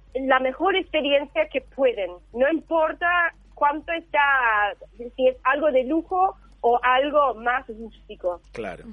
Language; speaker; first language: Spanish; non-native, fluent; English